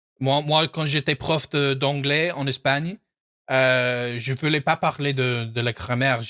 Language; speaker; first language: French; non-native, fluent; English